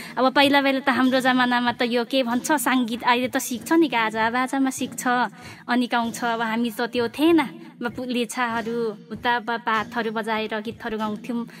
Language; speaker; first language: Nepali; non-native, local second language; Limbu